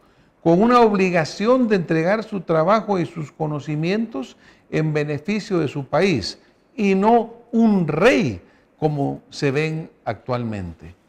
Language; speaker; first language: Spanish; native; Spanish